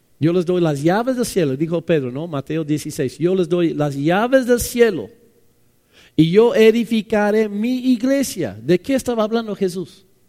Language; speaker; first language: Spanish; non-native, fluent; English